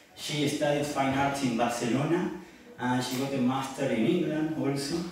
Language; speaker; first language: English; non-native, learner; Spanish